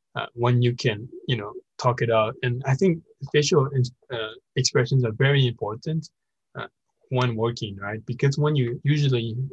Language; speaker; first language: English; non-native, fluent; Burmese